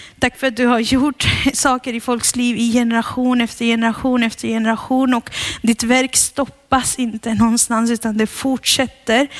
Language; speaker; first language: Swedish; early bilingual, heritage; Swedish